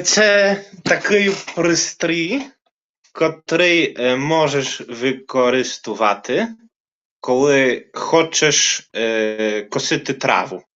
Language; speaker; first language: Ukrainian; non-native, fluent; Polish